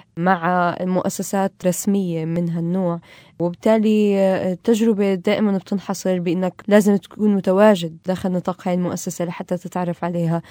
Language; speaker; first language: Arabic; native; Arabic